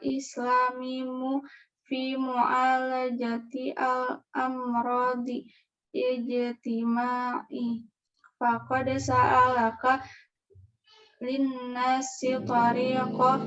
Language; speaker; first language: Arabic; non-native, learner; Indonesian